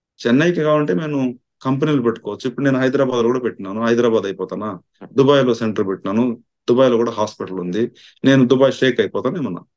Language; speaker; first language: Telugu; non-native, local second language; Tamil